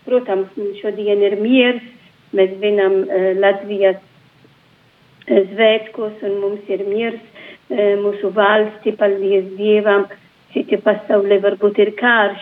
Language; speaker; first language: Latvian; non-native, fluent; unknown